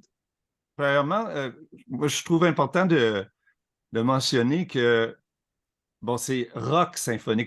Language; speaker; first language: French; native; French